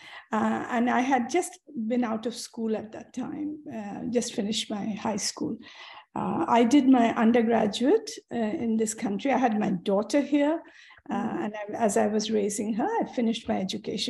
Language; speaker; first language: English; non-native, local second language; Bangla